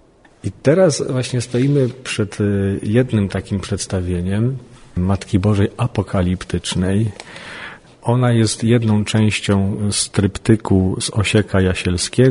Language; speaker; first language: Polish; native; Polish